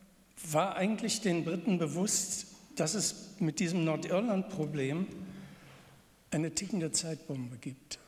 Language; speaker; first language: German; native; German